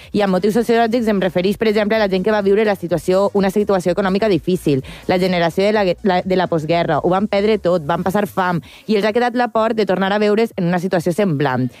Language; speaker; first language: Catalan; native; Catalan